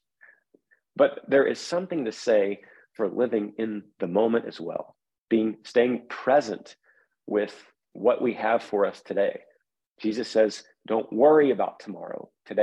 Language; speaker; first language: English; native; English